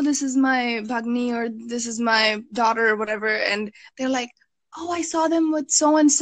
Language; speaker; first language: English; early bilingual, other home language; Bangla